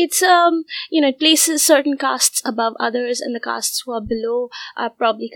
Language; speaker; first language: English; non-native, local second language; Hindi